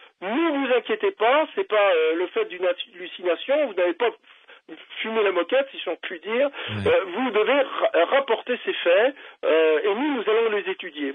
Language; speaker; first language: French; native; French